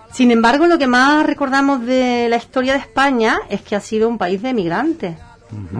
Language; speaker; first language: Spanish; native; Spanish